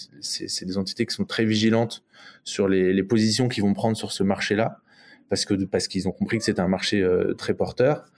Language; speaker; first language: French; native; French